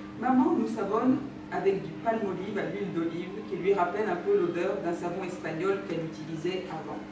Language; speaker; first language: French; early bilingual, other home language; Ladino